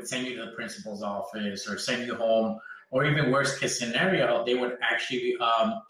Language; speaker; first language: English; early bilingual, other home language; Spanish